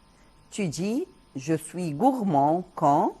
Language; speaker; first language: French; non-native, fluent; Arabic